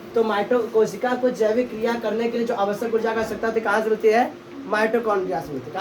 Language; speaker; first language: Hindi; native; Hindi